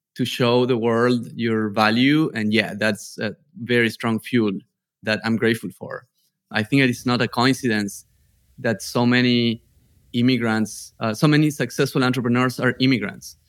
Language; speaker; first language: English; non-native, fluent; Spanish